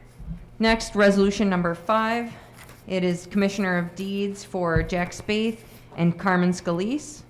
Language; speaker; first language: English; native; English